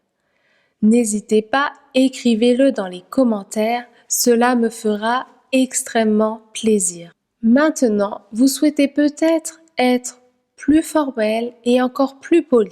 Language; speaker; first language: French; native; French